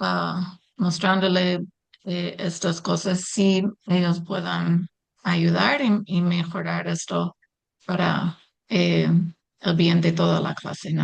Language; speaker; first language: Spanish; non-native, fluent; English